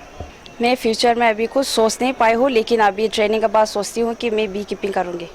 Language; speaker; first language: Hindi; non-native, local second language; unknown